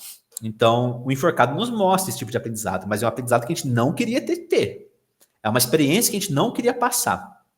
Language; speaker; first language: Portuguese; native; Portuguese